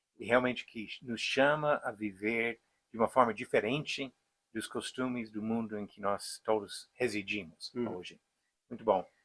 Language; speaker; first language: Portuguese; non-native, fluent; English